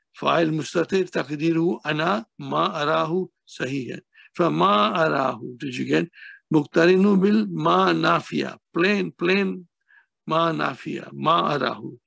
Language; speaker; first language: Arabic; non-native, fluent; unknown